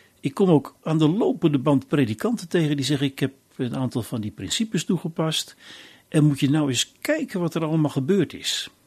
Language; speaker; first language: Dutch; native; Dutch